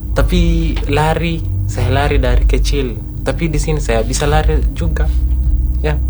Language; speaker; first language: Indonesian; non-native, learner; Kalenjin